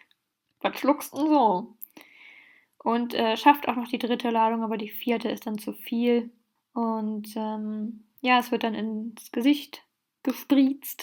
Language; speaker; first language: German; native; German